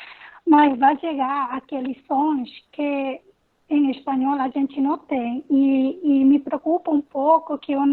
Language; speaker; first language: Portuguese; non-native, fluent; Spanish